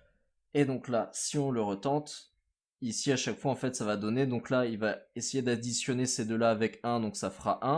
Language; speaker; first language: French; native; French